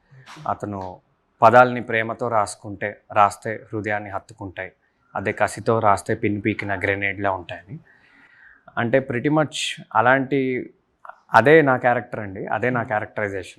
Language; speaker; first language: Telugu; native; Telugu